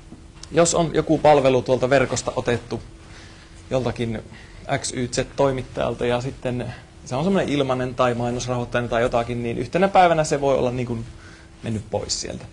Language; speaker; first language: Finnish; native; Finnish